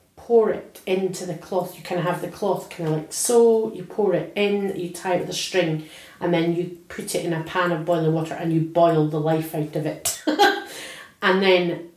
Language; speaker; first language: English; native; English